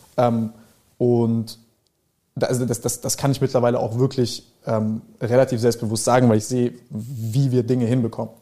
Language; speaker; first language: German; early bilingual, other home language; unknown